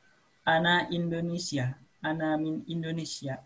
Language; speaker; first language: Arabic; non-native, learner; Indonesian